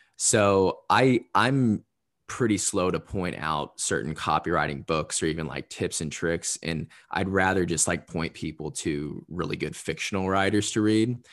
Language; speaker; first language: English; native; English